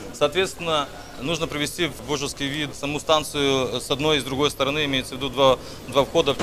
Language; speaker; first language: Russian; non-native, local second language; Ukrainian